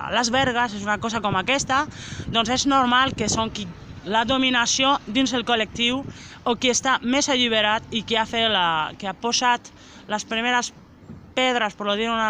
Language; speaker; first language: Catalan; non-native, local second language; Spanish